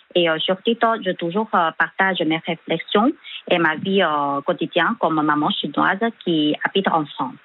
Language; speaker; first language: French; non-native, fluent; Chinese